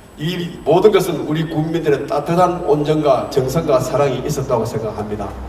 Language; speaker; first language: Korean; native; Korean